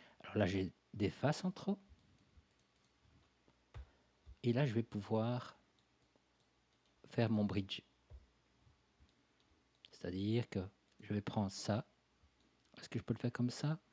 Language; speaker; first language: French; native; French